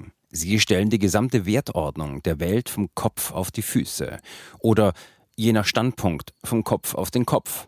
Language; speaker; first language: German; native; German